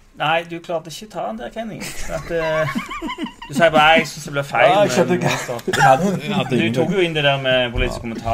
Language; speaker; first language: Norwegian; native; Norwegian